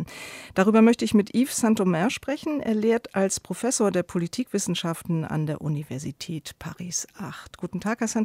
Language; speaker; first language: German; native; German